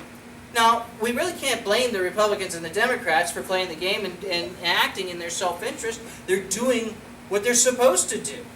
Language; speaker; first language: English; native; English